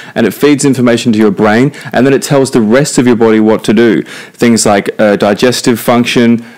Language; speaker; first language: English; native; English